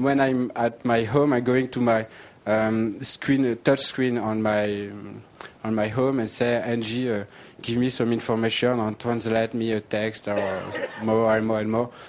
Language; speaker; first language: English; non-native, learner; French